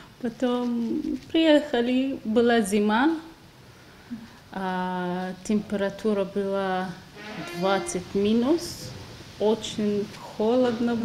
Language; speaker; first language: Russian; non-native, learner; Arabic